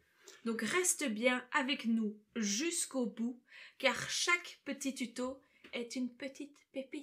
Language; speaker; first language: French; native; French